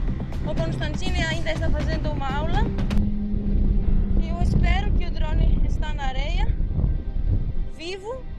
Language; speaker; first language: Portuguese; non-native, learner; Greek